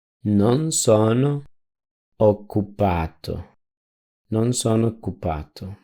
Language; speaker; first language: Italian; non-native, fluent; Spanish